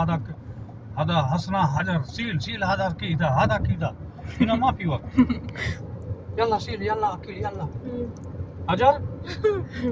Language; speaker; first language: Arabic; non-native, learner; Hindi